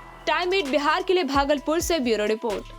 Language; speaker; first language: Hindi; native; Hindi